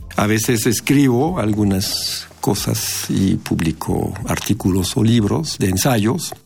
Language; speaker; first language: Spanish; non-native, fluent; French